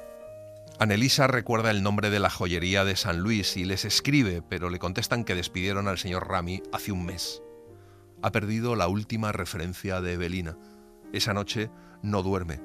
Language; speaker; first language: Spanish; native; Spanish